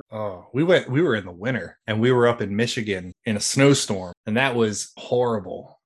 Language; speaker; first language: English; native; English